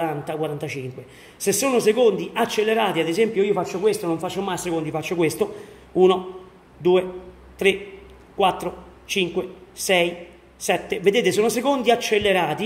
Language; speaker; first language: Italian; native; Italian